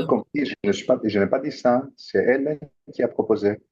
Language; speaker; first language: French; non-native, fluent; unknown